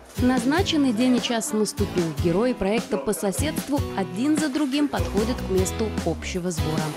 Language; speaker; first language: Russian; native; Russian